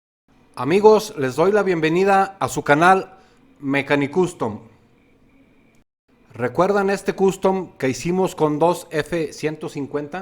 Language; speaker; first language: Spanish; native; Spanish